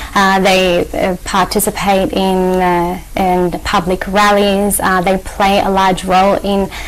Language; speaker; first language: English; native; English